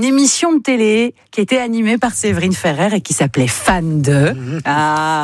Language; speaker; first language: French; native; French